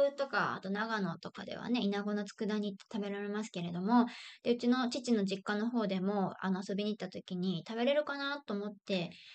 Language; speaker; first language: Japanese; native; Japanese